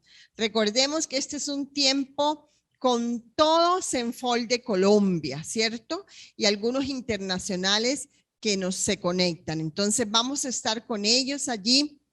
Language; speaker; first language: Spanish; native; Spanish